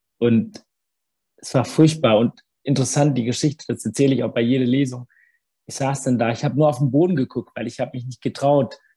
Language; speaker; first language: German; early bilingual, other home language; Tamil